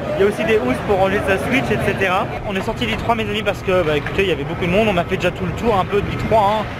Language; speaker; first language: French; native; French